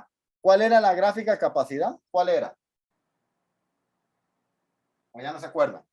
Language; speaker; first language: Spanish; native; Spanish